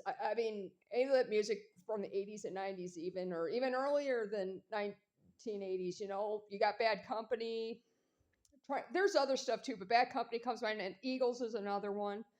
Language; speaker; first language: English; native; English